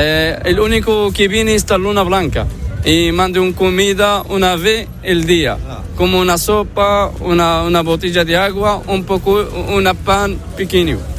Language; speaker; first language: Spanish; non-native, learner; Arabic